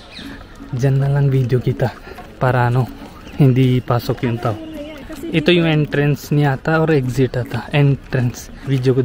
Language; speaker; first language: Filipino; non-native, learner; Hindi